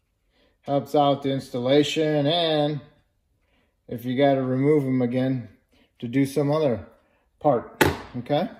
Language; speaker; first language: English; native; English